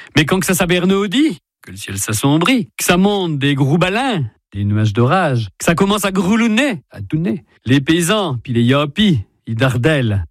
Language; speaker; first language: French; native; French